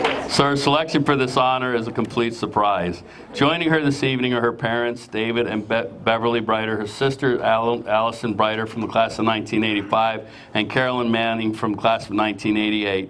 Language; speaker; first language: English; native; English